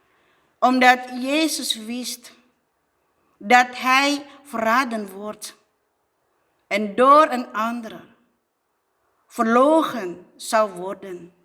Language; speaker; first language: Dutch; non-native, fluent; Indonesian